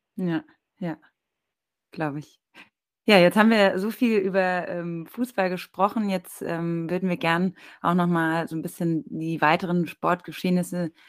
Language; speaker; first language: German; native; German